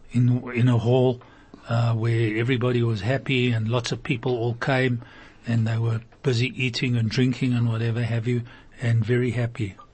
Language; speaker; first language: English; native; English